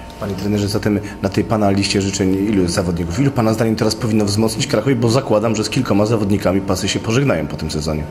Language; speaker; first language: Polish; native; Polish